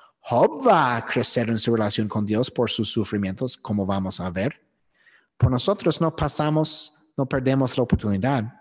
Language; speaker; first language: Spanish; non-native, fluent; English